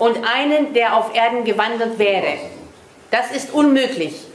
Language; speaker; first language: German; native; German